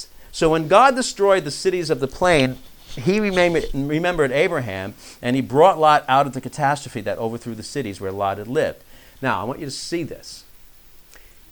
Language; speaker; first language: English; native; English